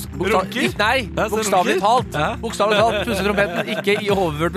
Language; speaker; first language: Norwegian; native; Norwegian